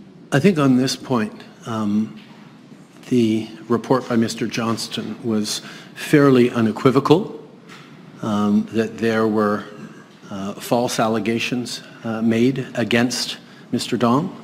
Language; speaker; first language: English; early bilingual, other home language; French